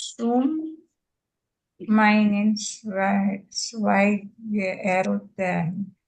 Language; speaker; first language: German; non-native, learner; Filipino